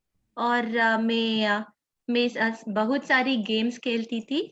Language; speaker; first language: Hindi; non-native, local second language; Tamil